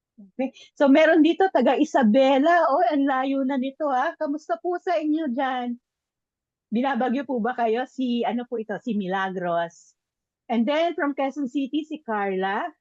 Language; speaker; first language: Filipino; native; Filipino